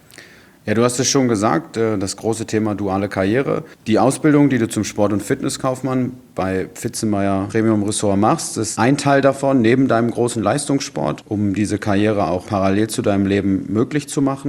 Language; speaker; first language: German; native; German